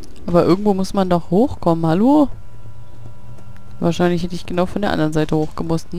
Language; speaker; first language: German; native; German